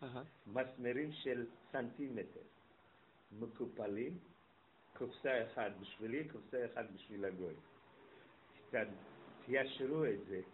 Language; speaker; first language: Hebrew; non-native, fluent; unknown